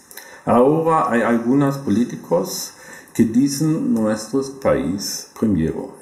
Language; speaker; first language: Spanish; non-native, learner; German